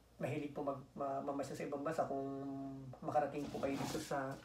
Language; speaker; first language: Filipino; native; Filipino